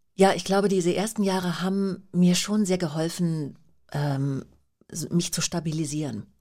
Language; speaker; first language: German; native; German